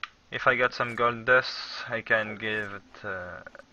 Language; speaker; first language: English; non-native, learner; French